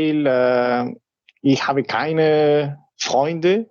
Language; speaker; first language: German; non-native, learner; Spanish